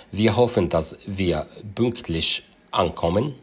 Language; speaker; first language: German; non-native, fluent; Arabic